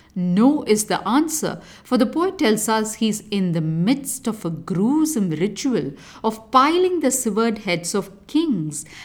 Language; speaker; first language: English; non-native, local second language; Tamil